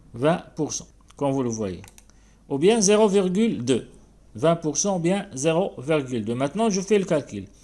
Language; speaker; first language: French; non-native, local second language; Arabic